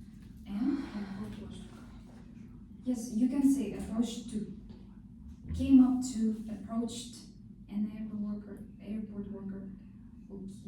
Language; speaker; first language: English; non-native, fluent; Kazakh